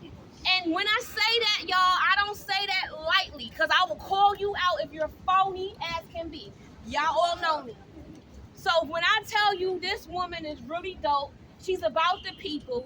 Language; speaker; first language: English; native; English